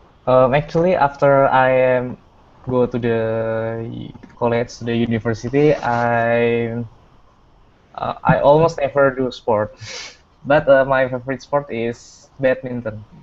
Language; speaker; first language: English; non-native, fluent; Indonesian